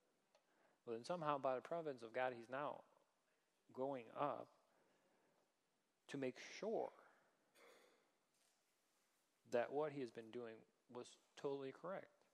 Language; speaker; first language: English; non-native, fluent; Danish